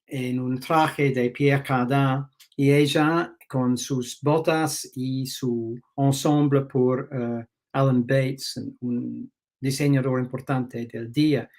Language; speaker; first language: Spanish; non-native, fluent; English